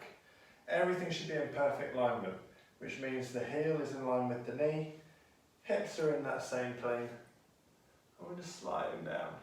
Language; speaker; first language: English; native; English